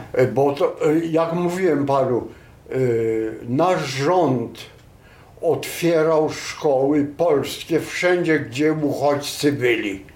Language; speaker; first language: Polish; native; Polish